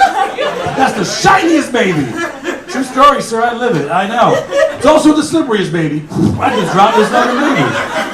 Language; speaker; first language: English; native; English